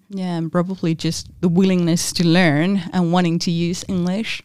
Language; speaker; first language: English; non-native, fluent; Finnish